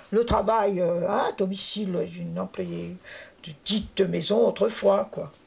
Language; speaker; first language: French; native; French